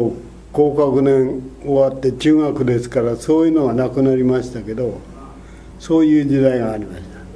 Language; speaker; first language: Japanese; native; Japanese